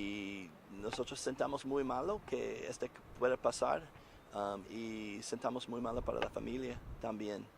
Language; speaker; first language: Spanish; non-native, learner; English